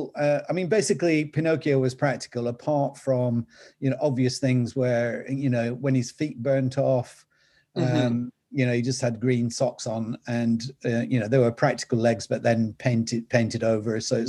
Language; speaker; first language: English; native; English